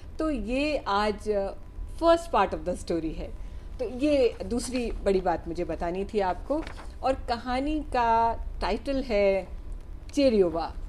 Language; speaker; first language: Hindi; native; Hindi